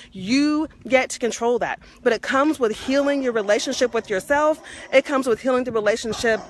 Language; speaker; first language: English; native; English